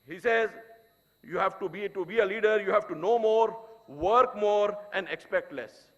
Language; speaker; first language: English; non-native, local second language; Urdu